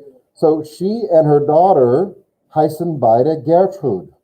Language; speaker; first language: German; non-native, learner; English